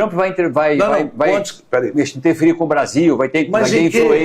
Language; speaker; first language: Portuguese; native; Portuguese